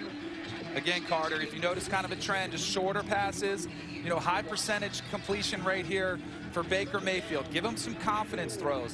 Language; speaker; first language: English; native; English